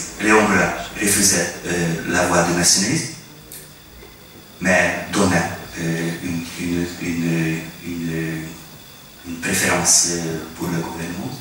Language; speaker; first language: French; non-native, fluent; Hungarian